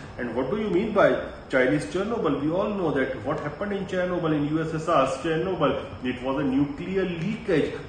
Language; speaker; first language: English; non-native, local second language; Hindi